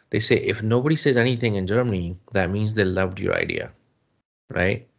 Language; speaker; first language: English; non-native, local second language; Punjabi